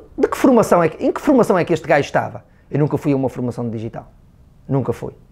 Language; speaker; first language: Portuguese; native; Portuguese